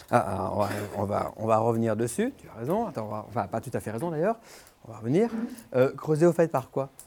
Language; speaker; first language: French; native; French